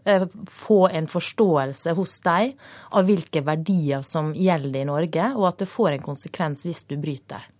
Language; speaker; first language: Norwegian; native; Norwegian